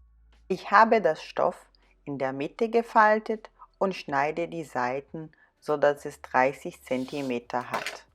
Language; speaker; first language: German; non-native, fluent; Portuguese